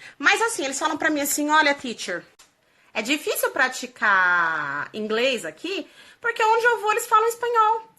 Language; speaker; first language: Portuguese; native; Portuguese